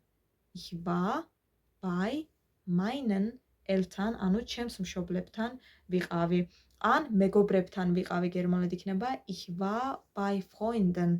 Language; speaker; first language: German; non-native, fluent; Georgian